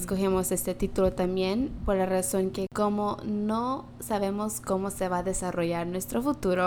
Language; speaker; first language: Spanish; early bilingual, heritage; Spanish